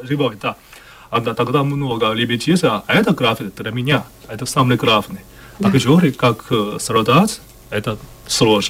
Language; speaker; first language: Russian; non-native, learner; Chinese